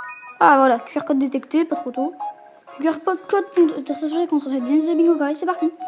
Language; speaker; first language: French; native; French